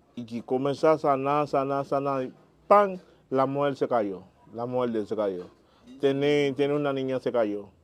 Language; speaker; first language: Spanish; non-native, learner; Haitian Creole